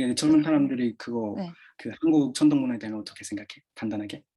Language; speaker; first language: Korean; non-native, learner; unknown